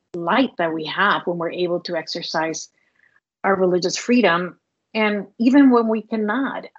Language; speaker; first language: English; non-native, fluent; Spanish